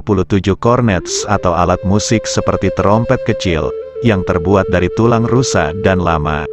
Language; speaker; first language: Indonesian; native; Indonesian